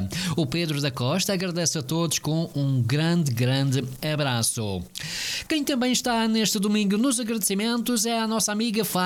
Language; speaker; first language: Portuguese; native; Portuguese